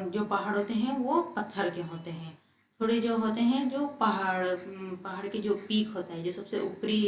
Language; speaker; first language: Hindi; non-native, local second language; Telugu